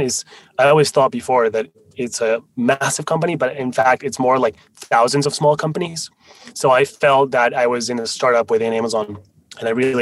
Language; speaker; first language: English; non-native, fluent; Spanish